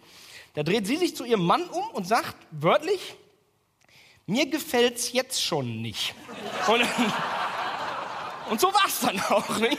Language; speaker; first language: German; native; German